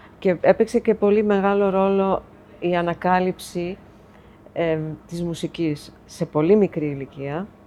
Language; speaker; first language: Greek; early bilingual, heritage; Greek